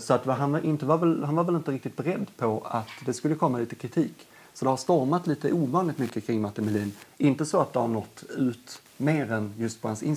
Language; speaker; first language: Swedish; native; Swedish